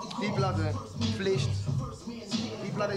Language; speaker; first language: German; native; German